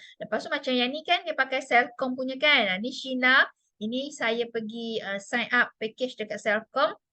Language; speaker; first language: Malay; non-native, local second language; Chinese